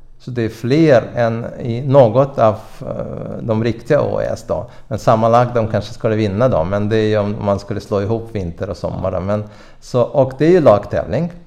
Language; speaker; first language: Swedish; non-native, fluent; Russian